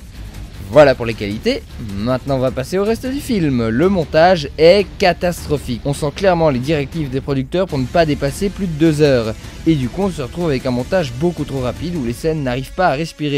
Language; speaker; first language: French; native; French